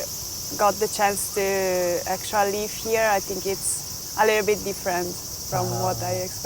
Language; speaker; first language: English; non-native, fluent; Italian